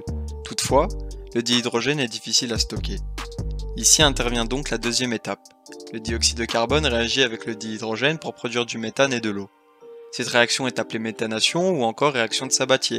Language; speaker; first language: French; native; French